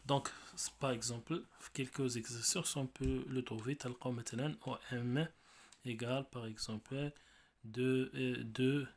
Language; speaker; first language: French; non-native, local second language; Arabic